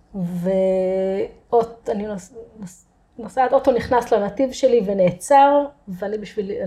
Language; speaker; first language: Hebrew; native; Hebrew